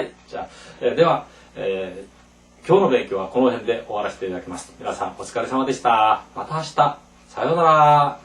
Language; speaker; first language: Japanese; non-native, fluent; Korean